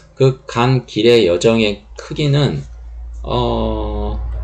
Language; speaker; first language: Korean; native; Korean